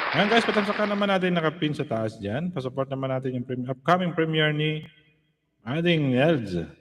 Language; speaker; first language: Filipino; non-native, local second language; Hiligaynon